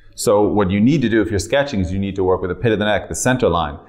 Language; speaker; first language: English; native; English